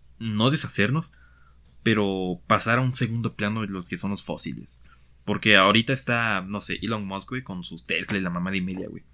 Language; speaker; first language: Spanish; native; Spanish